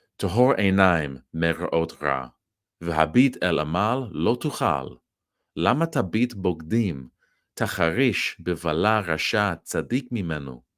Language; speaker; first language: Hebrew; non-native, fluent; English